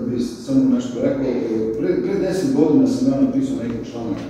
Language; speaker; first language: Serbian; early bilingual, heritage; Serbian